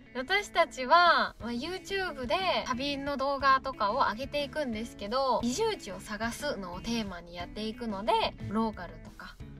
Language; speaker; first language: Japanese; non-native, fluent; Vietnamese